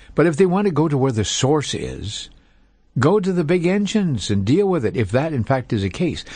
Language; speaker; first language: English; native; English